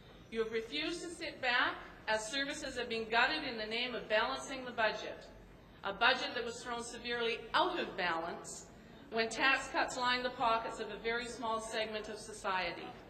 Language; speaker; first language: English; native; English